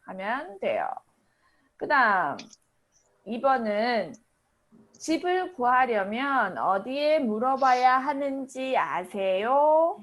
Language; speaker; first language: Korean; native; Korean